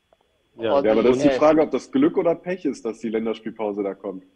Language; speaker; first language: German; native; German